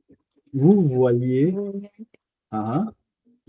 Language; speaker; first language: French; non-native, fluent; Punjabi